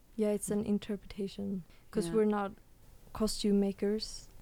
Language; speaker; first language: English; early bilingual, other home language; Swedish